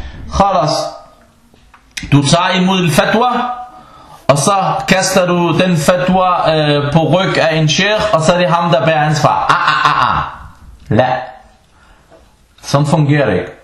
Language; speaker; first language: Danish; non-native, fluent; Arabic